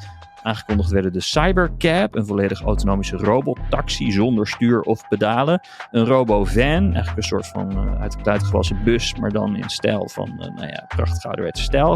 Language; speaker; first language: Dutch; native; Dutch